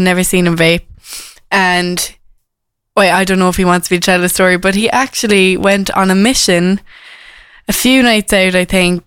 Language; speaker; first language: English; native; English